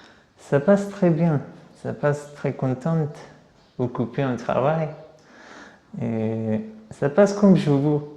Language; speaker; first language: French; non-native, learner; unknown